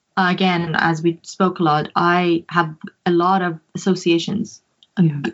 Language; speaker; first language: English; non-native, fluent; Persian